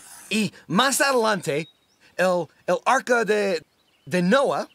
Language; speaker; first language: Spanish; non-native, learner; English